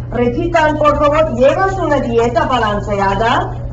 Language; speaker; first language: Spanish; non-native, fluent; English